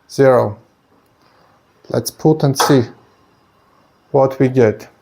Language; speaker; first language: English; non-native, fluent; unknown